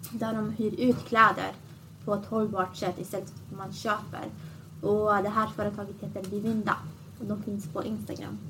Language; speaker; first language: Swedish; early bilingual, other home language; Assyrian Neo-Aramaic